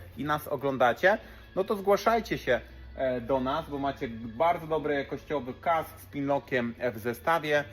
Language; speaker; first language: Polish; native; Polish